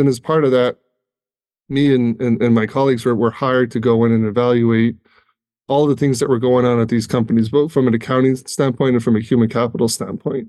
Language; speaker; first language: English; native; English